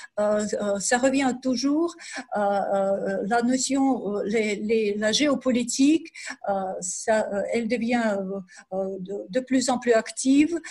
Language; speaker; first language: French; non-native, fluent; Russian